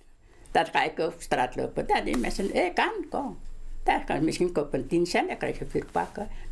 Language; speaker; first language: Dutch; non-native, local second language; Javanese